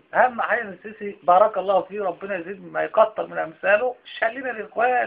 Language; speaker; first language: Arabic; native; Arabic